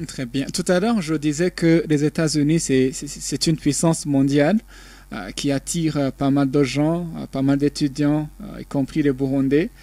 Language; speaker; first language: French; non-native, local second language; Rundi